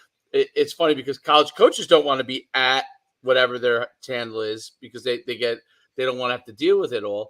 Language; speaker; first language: English; native; English